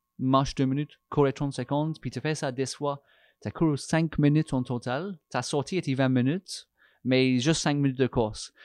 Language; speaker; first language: French; non-native, fluent; English